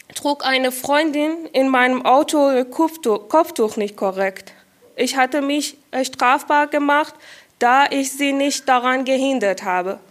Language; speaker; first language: German; non-native, fluent; Persian